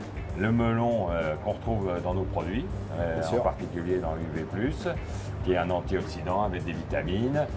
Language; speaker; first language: French; native; French